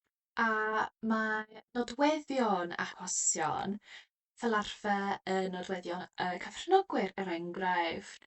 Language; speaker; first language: Welsh; non-native, local second language; English